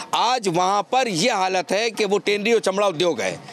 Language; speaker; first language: Hindi; native; Hindi